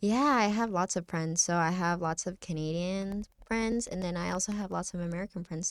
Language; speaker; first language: English; non-native, fluent; Spanish